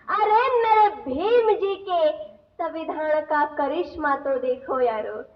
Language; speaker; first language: Hindi; non-native, local second language; Marathi